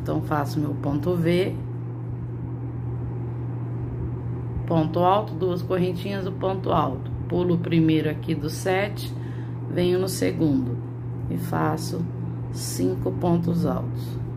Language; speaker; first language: Portuguese; native; Portuguese